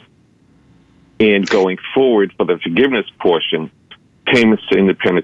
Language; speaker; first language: English; native; English